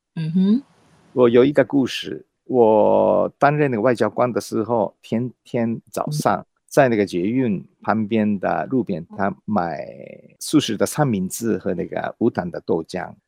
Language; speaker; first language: Chinese; non-native, fluent; Japanese